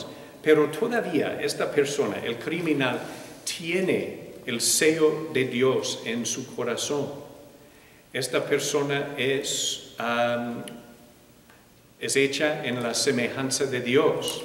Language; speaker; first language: Spanish; non-native, fluent; English